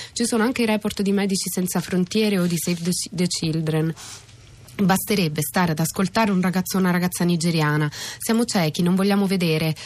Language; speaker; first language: Italian; native; Italian